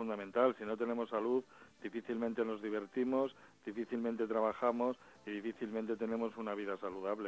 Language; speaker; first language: Spanish; native; Spanish